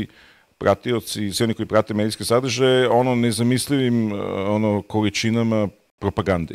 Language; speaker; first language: Bosnian; native; Bosnian